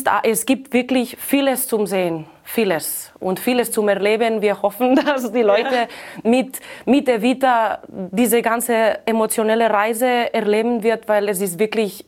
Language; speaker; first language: German; non-native, fluent; Catalan